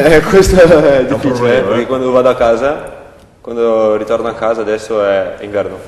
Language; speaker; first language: Italian; non-native, learner; Portuguese